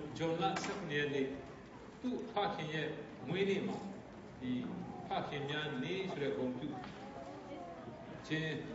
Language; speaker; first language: English; non-native, fluent; Burmese